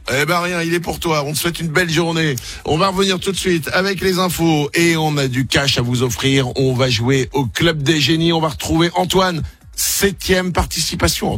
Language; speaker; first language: French; native; French